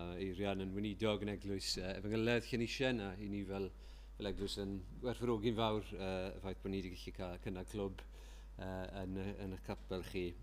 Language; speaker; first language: Welsh; native; Welsh